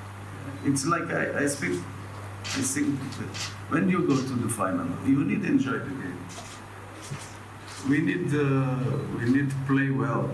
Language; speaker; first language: English; non-native, learner; Portuguese